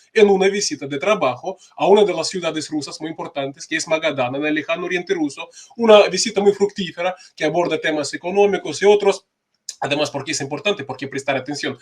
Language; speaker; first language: Spanish; non-native, fluent; Russian